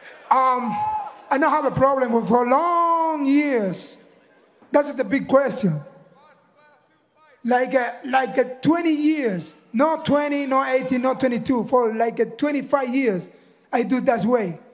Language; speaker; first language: English; non-native, learner; Spanish